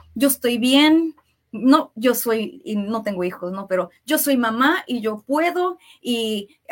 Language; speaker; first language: Spanish; early bilingual, heritage; Spanish